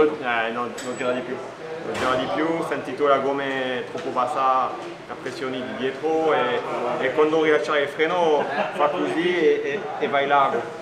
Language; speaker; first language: Italian; non-native, learner; French